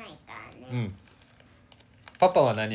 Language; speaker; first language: Japanese; early bilingual, heritage; Japanese